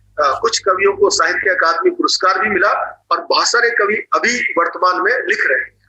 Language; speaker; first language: Hindi; non-native, local second language; Rajasthani